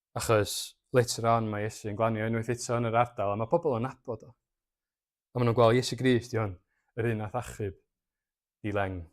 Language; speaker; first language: Welsh; native; Welsh